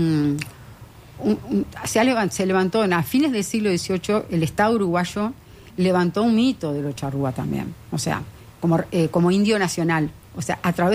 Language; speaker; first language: Spanish; native; Spanish